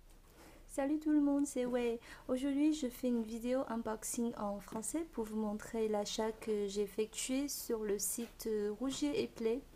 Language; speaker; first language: French; non-native, fluent; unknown